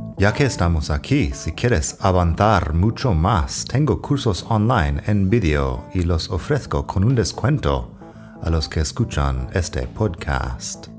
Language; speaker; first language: Spanish; non-native, fluent; English